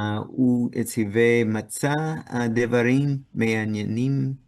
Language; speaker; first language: Hebrew; non-native, learner; English